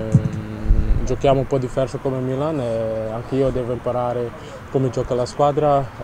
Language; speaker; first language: Italian; non-native, learner; Dutch